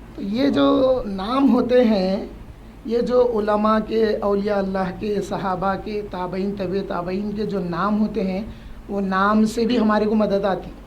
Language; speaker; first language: Urdu; native; Urdu